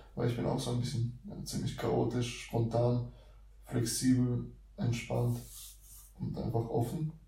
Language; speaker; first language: German; early bilingual, other home language; Russian